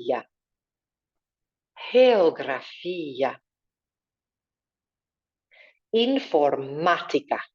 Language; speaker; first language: Spanish; non-native, fluent; English